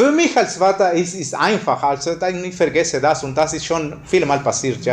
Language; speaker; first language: German; non-native, fluent; Spanish